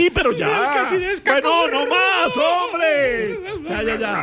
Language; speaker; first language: Spanish; native; Spanish